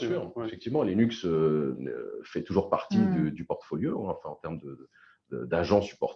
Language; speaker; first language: French; native; French